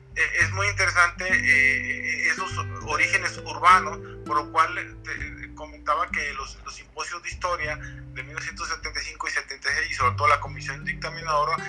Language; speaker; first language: Spanish; native; Spanish